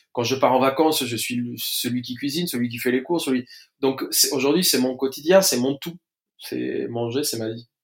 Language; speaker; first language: French; non-native, fluent; Spanish